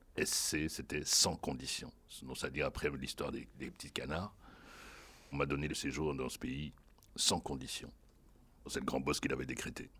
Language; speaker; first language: French; non-native, local second language; Lingala